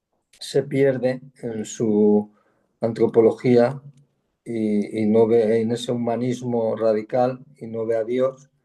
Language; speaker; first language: Spanish; native; Spanish